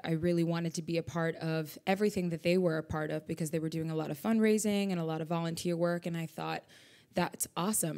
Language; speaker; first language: English; native; English